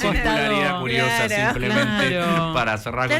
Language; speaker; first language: Spanish; native; Spanish